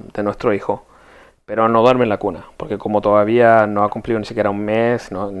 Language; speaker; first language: Spanish; early bilingual, heritage; Spanish